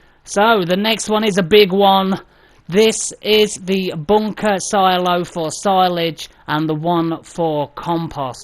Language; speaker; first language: English; native; English